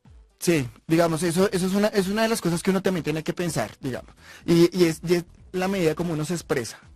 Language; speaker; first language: Spanish; native; Spanish